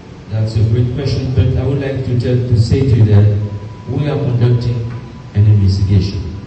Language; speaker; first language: English; non-native, fluent; Haitian Creole